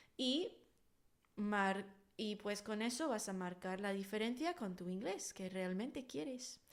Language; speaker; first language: Spanish; non-native, fluent; English